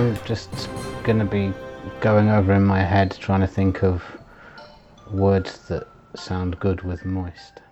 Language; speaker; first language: English; early bilingual, other home language; Italian